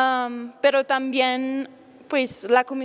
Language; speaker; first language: Spanish; non-native, fluent; English